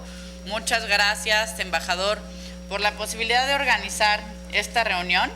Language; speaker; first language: Spanish; native; Spanish